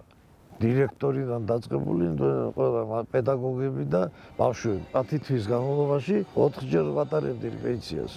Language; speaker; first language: Georgian; native; Georgian